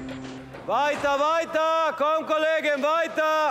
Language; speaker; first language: German; non-native, learner; Italian